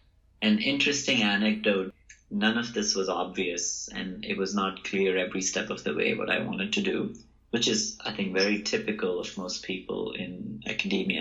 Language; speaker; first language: English; non-native, local second language; Hindi